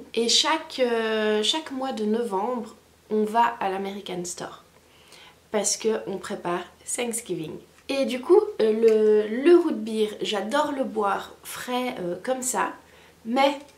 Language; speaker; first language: French; native; French